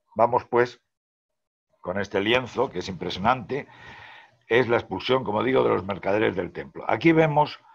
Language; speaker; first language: Spanish; native; Spanish